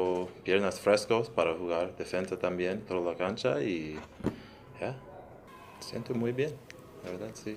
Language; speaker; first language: Spanish; early bilingual, heritage; English